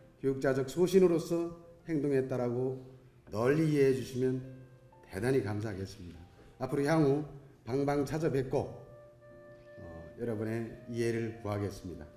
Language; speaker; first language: Korean; native; Korean